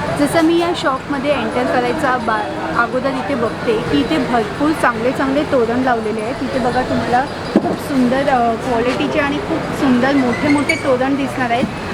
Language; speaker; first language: Marathi; non-native, local second language; Gujarati